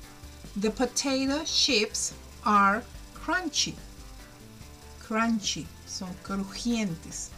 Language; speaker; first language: English; non-native, fluent; Spanish